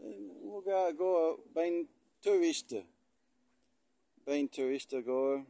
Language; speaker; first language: Portuguese; non-native, learner; English